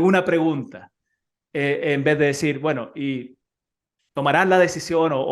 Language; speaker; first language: Spanish; native; Spanish